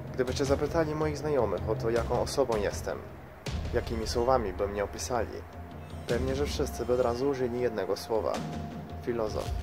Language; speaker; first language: Polish; non-native, fluent; Croatian